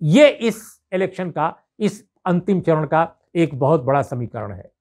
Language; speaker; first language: Hindi; native; Hindi